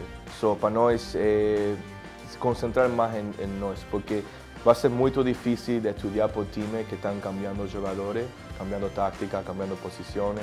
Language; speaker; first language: Portuguese; non-native, learner; Spanish